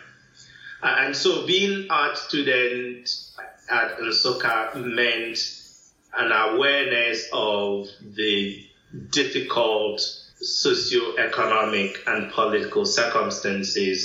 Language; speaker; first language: English; non-native, local second language; Igbo